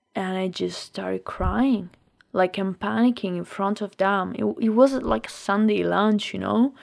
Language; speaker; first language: English; non-native, fluent; Italian